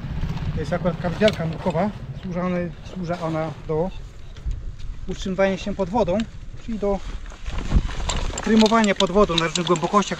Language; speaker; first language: Polish; native; Polish